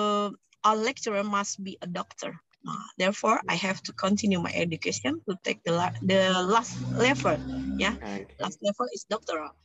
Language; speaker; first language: English; non-native, learner; Indonesian